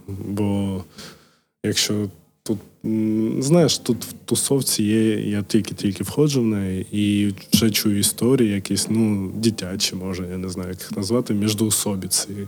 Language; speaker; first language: Ukrainian; non-native, local second language; Russian